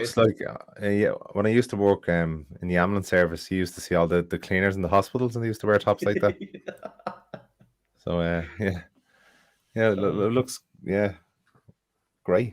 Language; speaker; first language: English; native; English